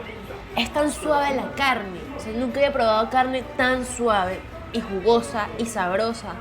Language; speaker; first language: Spanish; native; Spanish